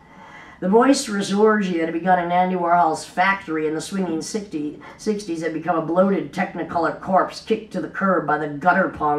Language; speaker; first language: English; native; English